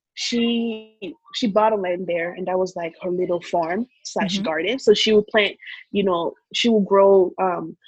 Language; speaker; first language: English; early bilingual, other home language; Kongo